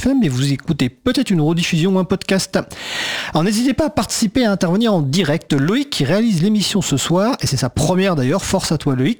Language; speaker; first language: French; native; French